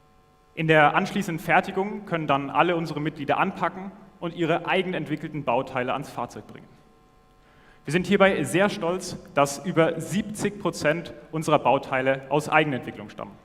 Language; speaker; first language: German; native; German